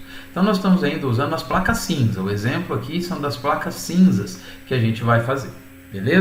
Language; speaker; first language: Portuguese; native; Portuguese